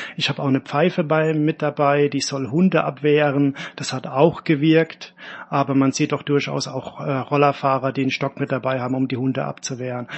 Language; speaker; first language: German; native; German